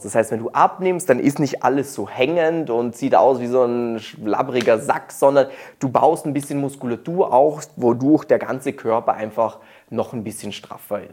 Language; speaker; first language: German; native; German